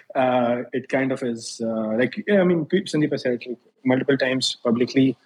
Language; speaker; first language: English; non-native, local second language; Hindi